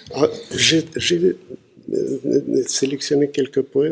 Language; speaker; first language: French; non-native, fluent; Russian